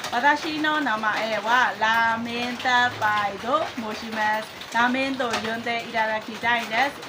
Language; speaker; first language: Japanese; non-native, learner; Burmese